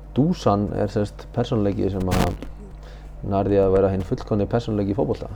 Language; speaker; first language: Icelandic; native; Icelandic